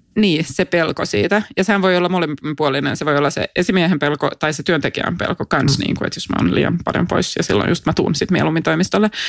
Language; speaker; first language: Finnish; non-native, local second language; Swedish